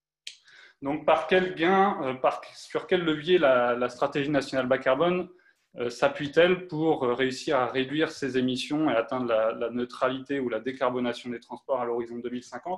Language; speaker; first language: French; native; French